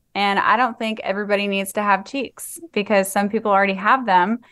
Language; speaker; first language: English; native; English